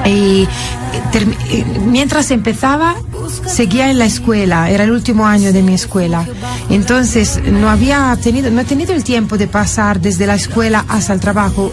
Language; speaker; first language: Spanish; non-native, fluent; Italian